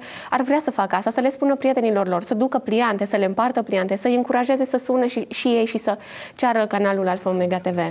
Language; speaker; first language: Romanian; native; Romanian